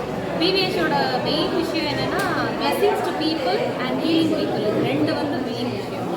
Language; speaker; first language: Tamil; native; Tamil